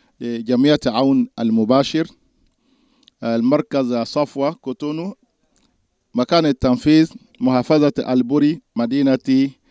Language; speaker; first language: Arabic; non-native, fluent; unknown